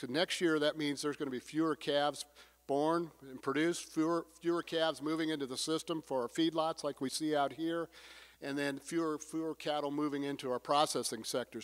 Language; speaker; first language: English; native; English